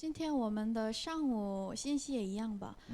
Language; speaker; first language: Chinese; non-native, fluent; Korean